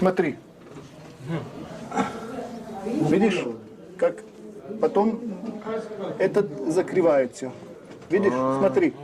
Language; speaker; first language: Russian; non-native, learner; French